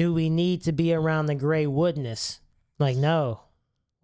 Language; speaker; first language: English; native; English